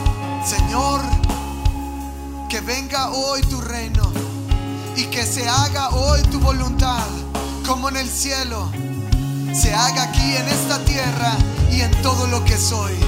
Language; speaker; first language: Spanish; native; Spanish